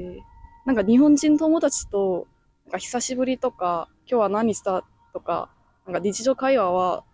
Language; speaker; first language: Japanese; non-native, fluent; Korean